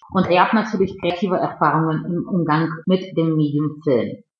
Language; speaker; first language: German; non-native, fluent; Russian